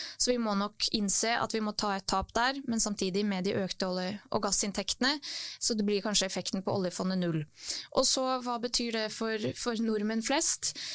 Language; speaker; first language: Norwegian; early bilingual, other home language; Bosnian